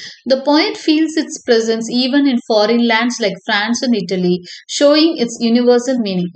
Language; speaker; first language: English; non-native, local second language; Tamil